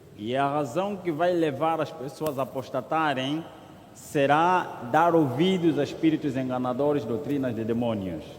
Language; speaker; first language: Portuguese; native; Portuguese